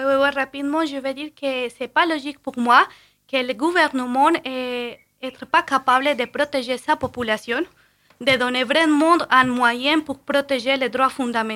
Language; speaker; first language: French; non-native, fluent; Spanish